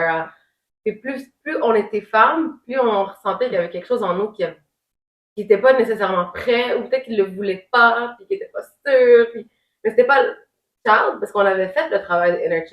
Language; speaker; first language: French; native; French